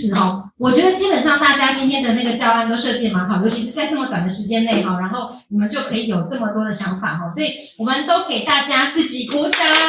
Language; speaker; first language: Chinese; native; Chinese